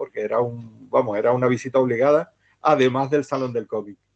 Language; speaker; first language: Spanish; native; Spanish